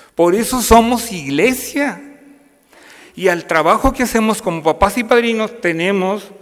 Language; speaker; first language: Spanish; native; Spanish